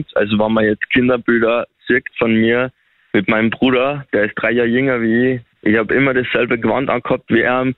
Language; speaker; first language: German; native; German